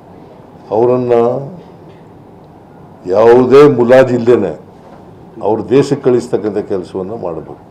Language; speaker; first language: Kannada; native; Kannada